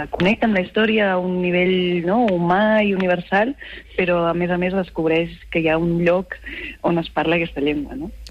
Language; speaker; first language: Catalan; native; Catalan